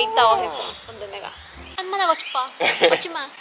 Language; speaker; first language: Korean; non-native, learner; Spanish